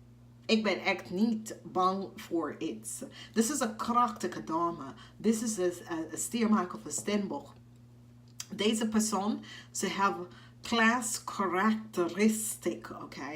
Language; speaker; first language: Dutch; non-native, fluent; English